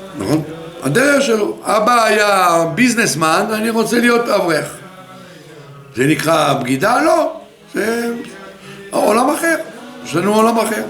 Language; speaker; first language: Hebrew; non-native, fluent; French